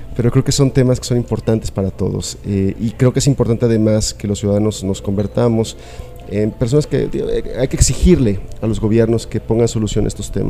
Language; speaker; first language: Spanish; native; Spanish